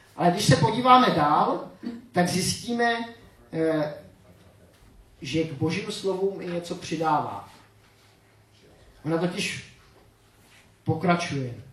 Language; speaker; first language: Czech; native; Czech